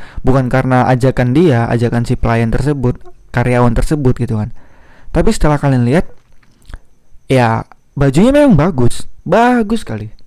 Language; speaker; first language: Indonesian; native; Indonesian